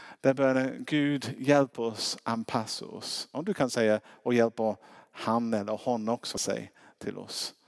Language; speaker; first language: Swedish; non-native, fluent; English